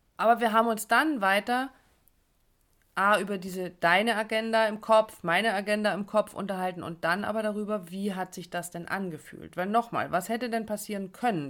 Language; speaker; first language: German; native; German